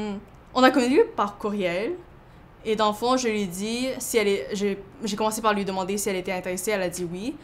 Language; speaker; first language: French; early bilingual, other home language; Chinese